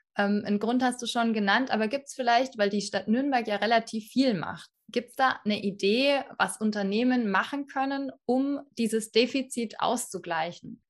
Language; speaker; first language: German; native; German